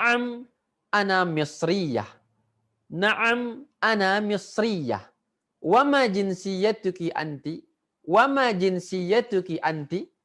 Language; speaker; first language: Arabic; non-native, fluent; Indonesian